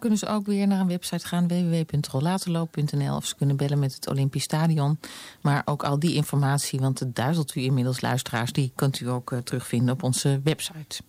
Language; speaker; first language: Dutch; native; Dutch